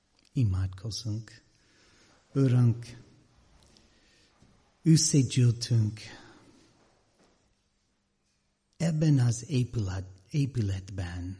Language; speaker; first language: Hungarian; non-native, learner; English